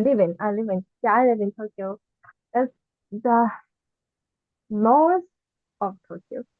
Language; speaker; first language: English; non-native, learner; Japanese